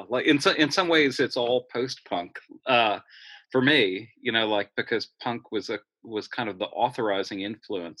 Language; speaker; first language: English; native; English